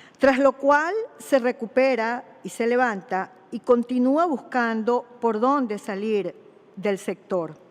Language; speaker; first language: Spanish; native; Spanish